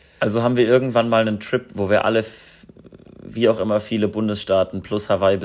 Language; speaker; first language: German; native; German